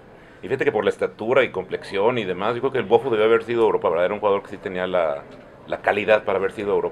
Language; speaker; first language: Spanish; native; Spanish